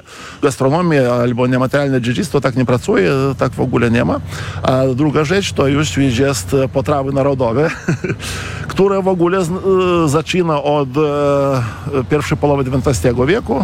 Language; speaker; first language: Polish; non-native, fluent; Lithuanian